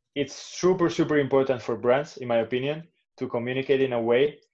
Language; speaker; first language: English; non-native, fluent; Spanish